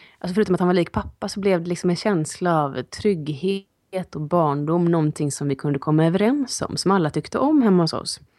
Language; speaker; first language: Swedish; native; Swedish